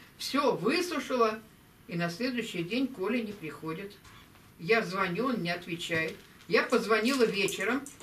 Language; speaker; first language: Russian; native; Russian